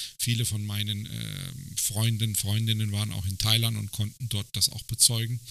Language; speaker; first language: German; early bilingual, other home language; Turkish